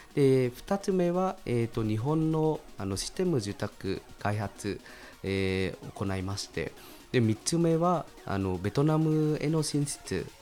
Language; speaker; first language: Japanese; non-native, fluent; Vietnamese